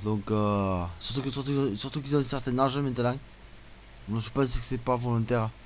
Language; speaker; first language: French; native; French